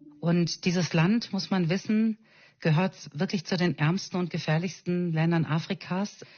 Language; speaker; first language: German; native; German